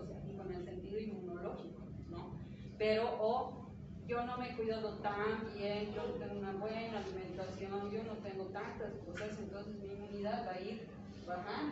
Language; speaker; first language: Spanish; native; Spanish